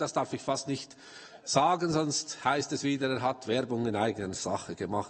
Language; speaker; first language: German; native; German